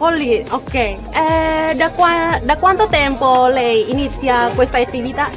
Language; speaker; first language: Italian; non-native, learner; Indonesian